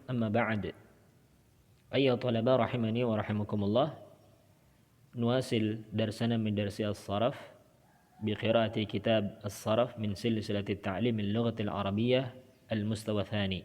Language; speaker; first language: Arabic; non-native, fluent; Indonesian